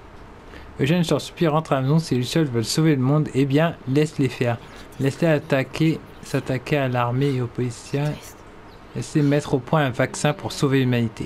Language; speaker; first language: French; native; French